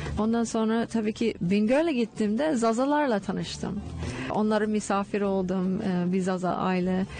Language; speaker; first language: Turkish; non-native, fluent; English